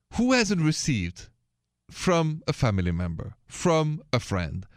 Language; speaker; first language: English; non-native, fluent; French